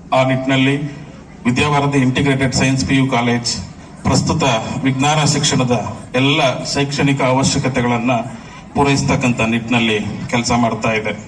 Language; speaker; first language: Kannada; native; Kannada